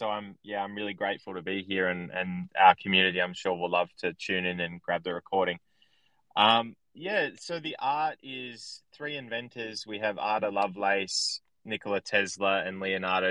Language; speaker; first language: English; native; English